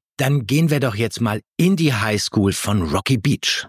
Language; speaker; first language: German; native; German